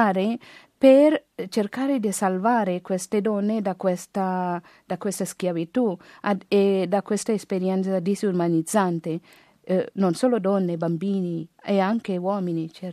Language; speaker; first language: Italian; non-native, fluent; Garo